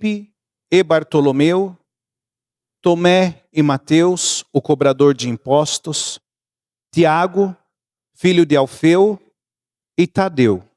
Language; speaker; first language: Portuguese; native; Portuguese